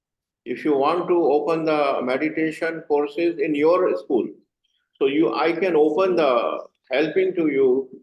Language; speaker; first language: English; non-native, learner; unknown